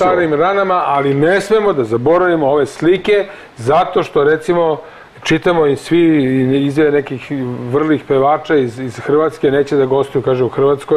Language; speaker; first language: Croatian; native; Croatian